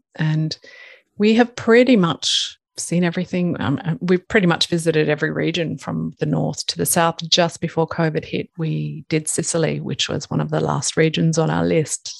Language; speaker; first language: English; native; English